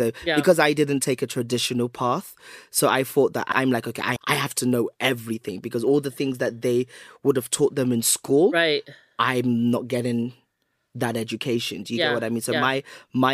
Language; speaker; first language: English; native; English